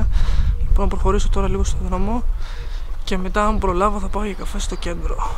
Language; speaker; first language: Greek; native; Greek